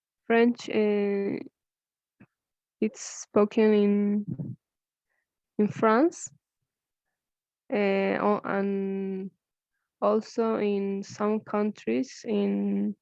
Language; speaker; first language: English; non-native, learner; Spanish